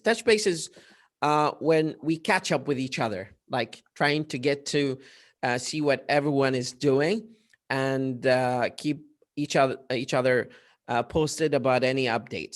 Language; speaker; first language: English; non-native, fluent; Arabic